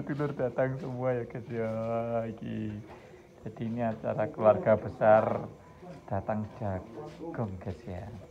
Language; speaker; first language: Indonesian; non-native, local second language; Javanese